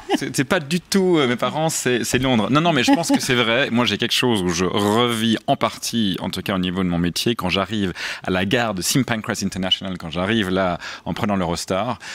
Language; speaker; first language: French; native; French